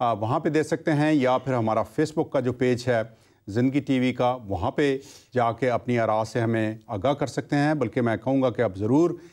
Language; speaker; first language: Urdu; non-native, local second language; Punjabi